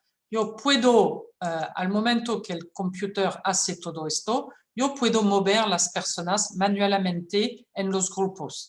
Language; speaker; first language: Spanish; non-native, fluent; French